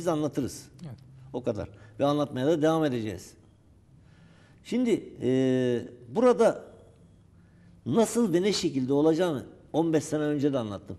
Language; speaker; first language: Turkish; native; Turkish